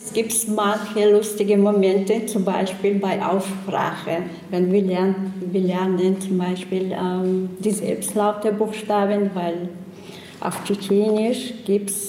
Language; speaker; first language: German; non-native, learner; Chechen